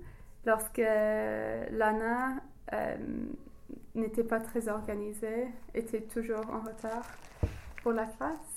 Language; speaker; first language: French; non-native, learner; English